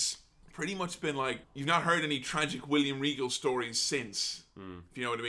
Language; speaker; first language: English; native; English